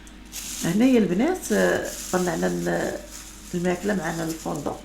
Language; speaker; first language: Arabic; native; Arabic